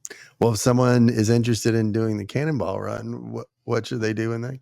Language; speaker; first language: English; native; English